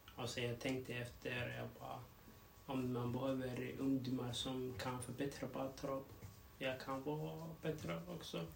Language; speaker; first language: Swedish; non-native, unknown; Arabic